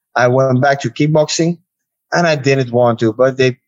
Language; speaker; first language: English; non-native, fluent; Dutch